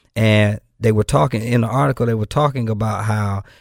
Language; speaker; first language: English; native; English